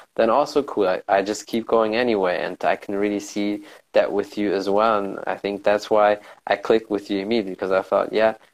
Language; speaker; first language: English; early bilingual, heritage; German